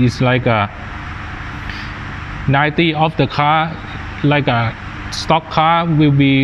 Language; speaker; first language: English; non-native, learner; Thai